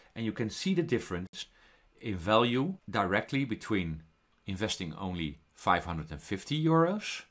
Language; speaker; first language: English; non-native, fluent; Dutch